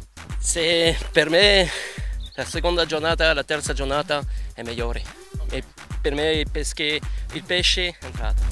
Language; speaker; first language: Italian; non-native, learner; French